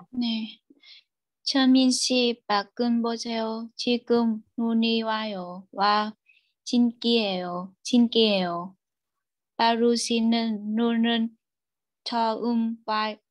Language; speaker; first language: Korean; non-native, learner; Vietnamese